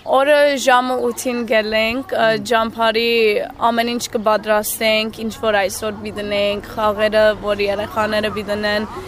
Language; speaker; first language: Armenian; early bilingual, heritage; Armenian